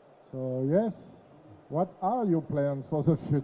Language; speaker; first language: English; non-native, fluent; French